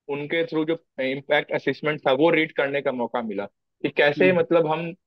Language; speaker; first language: Hindi; native; Hindi